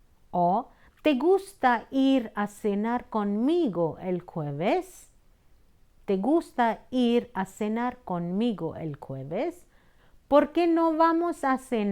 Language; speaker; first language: Spanish; non-native, fluent; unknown